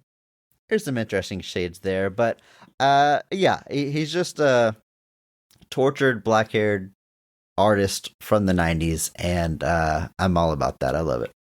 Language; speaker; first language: English; native; English